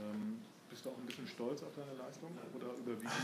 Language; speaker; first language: German; native; German